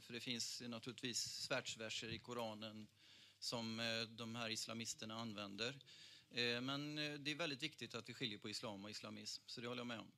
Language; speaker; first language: Swedish; native; Swedish